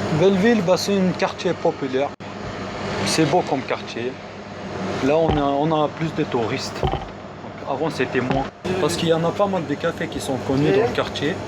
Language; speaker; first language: French; non-native, fluent; Arabic